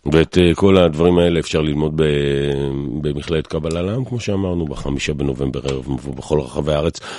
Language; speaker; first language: Hebrew; native; Hebrew